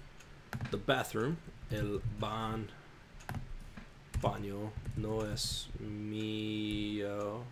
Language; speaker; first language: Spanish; non-native, learner; English